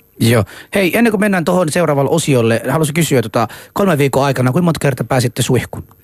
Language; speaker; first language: Finnish; non-native, fluent; Persian